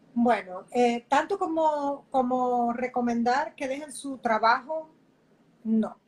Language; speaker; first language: Spanish; native; Spanish